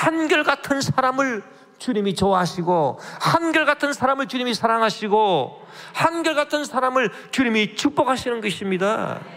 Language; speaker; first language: Korean; native; Korean